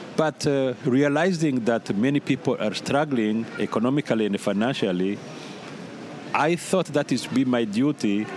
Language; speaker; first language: English; non-native, fluent; Rundi